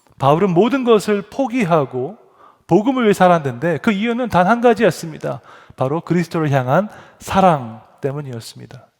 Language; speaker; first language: Korean; native; Korean